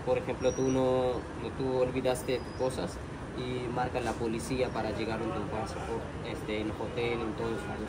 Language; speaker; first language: Spanish; non-native, learner; Urdu